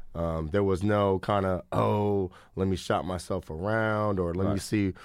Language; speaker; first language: English; native; English